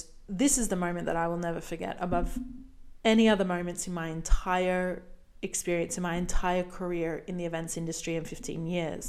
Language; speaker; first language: English; native; English